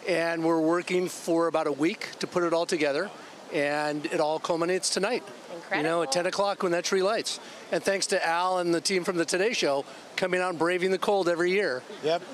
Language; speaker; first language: English; native; English